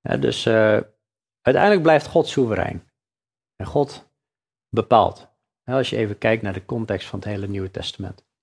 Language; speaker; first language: Dutch; native; Dutch